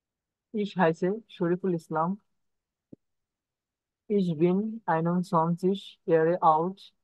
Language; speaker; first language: German; non-native, learner; Bangla